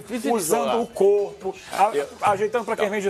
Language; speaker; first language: Portuguese; native; Portuguese